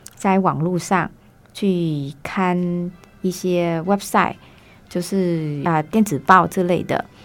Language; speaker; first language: Chinese; non-native, fluent; Vietnamese